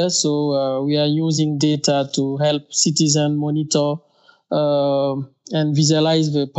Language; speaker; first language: English; non-native, fluent; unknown